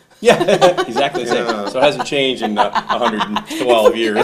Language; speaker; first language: English; native; English